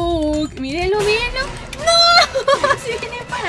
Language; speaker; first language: Spanish; native; Spanish